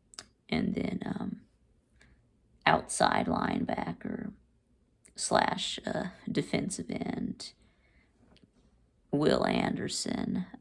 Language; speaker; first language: English; native; English